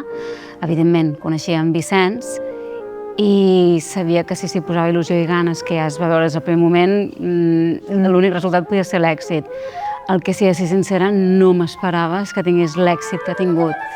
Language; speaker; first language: Catalan; native; Catalan